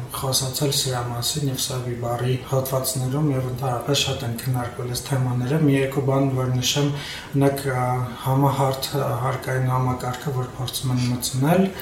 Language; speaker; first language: Armenian; native; Armenian